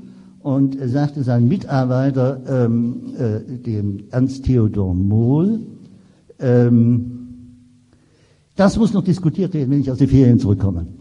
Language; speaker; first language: German; native; German